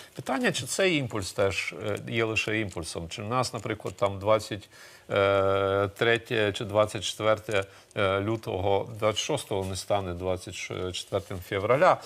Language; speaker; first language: Ukrainian; early bilingual, other home language; Russian